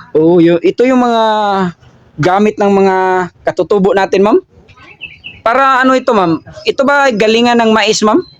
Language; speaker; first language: Filipino; non-native, local second language; Cebuano